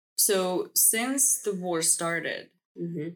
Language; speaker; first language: English; non-native, fluent; Russian